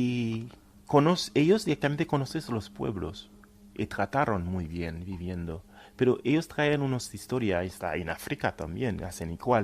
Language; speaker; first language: Spanish; non-native, fluent; Haitian Creole